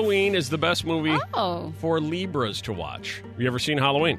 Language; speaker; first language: English; native; English